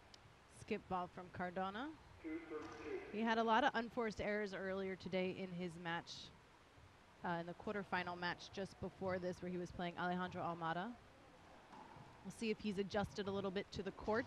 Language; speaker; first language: English; native; English